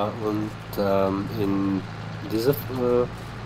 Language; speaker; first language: German; non-native, fluent; Slovenian